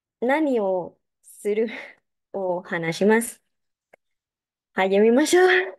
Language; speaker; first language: Japanese; non-native, learner; Spanish